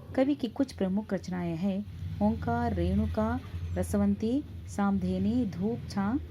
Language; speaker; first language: Hindi; non-native, local second language; Kannada